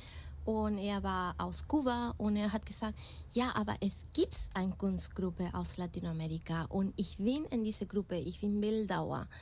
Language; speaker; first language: German; non-native, fluent; Spanish